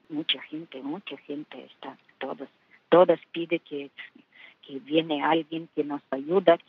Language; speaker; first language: Spanish; non-native, learner; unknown